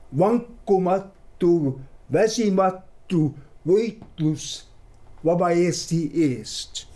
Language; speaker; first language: Estonian; early bilingual, heritage; Estonian